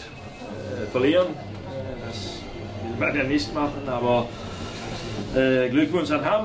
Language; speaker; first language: German; non-native, fluent; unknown